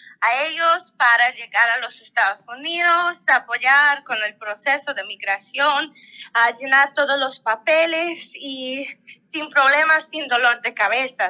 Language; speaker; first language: Spanish; non-native, fluent; Russian